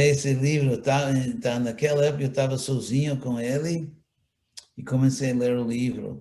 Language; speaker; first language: Portuguese; non-native, fluent; English